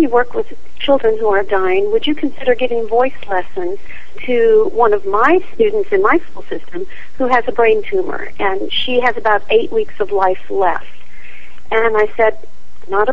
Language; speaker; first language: English; native; English